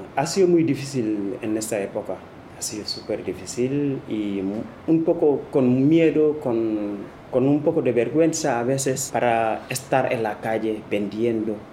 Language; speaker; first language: Spanish; non-native, fluent; Wolof